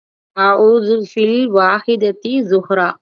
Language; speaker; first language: Arabic; non-native, learner; Tamil